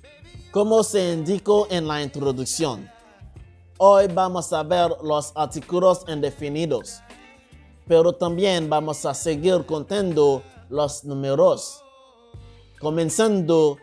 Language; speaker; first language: Spanish; non-native, local second language; Haitian Creole